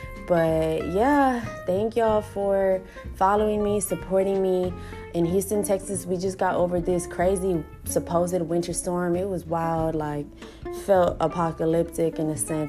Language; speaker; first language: English; early bilingual, other home language; Spanish